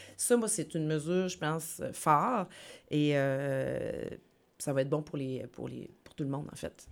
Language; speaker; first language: French; native; French